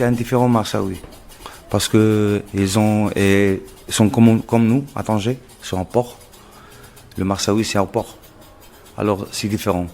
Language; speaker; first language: French; non-native, local second language; Arabic